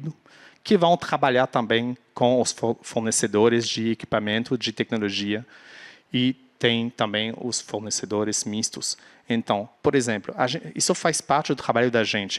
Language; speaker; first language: Portuguese; non-native, fluent; French